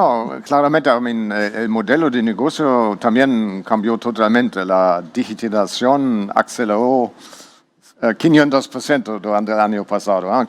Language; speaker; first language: Spanish; non-native, learner; German